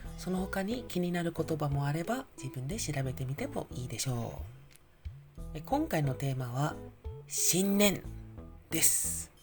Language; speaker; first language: Japanese; non-native, fluent; Indonesian